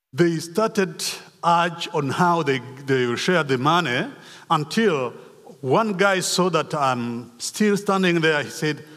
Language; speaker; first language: English; non-native, local second language; Kinyarwanda